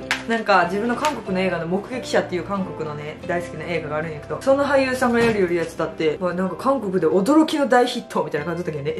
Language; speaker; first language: Japanese; native; Japanese